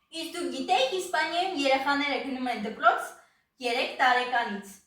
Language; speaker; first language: Armenian; early bilingual, heritage; Armenian